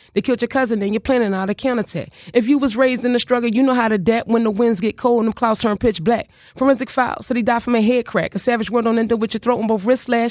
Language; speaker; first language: English; native; English